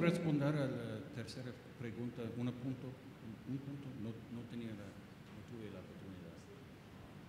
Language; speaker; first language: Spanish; non-native, learner; English